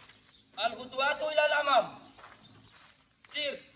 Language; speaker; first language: Arabic; non-native, learner; Indonesian